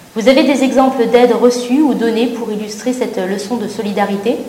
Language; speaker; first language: French; native; French